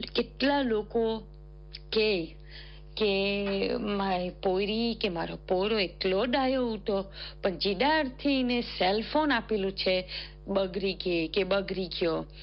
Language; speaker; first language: Gujarati; early bilingual, heritage; Gujarati